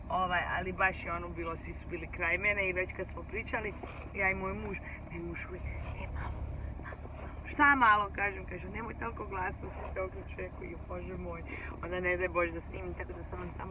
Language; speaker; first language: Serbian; early bilingual, heritage; Serbian